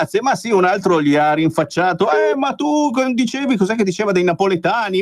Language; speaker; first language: Italian; native; Italian